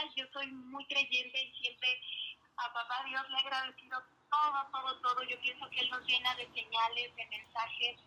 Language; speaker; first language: Spanish; native; Spanish